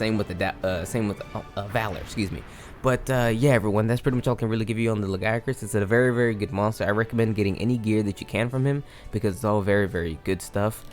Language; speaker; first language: English; native; English